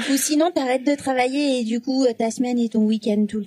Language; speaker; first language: French; native; French